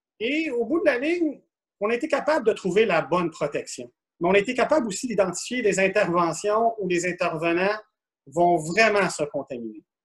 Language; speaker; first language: French; native; French